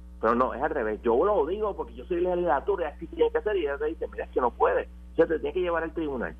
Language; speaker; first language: Spanish; native; Spanish